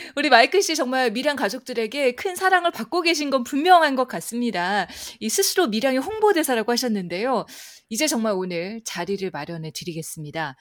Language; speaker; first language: Korean; native; Korean